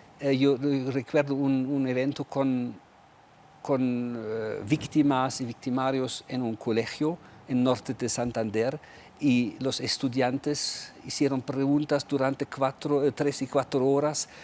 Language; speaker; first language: Spanish; non-native, fluent; German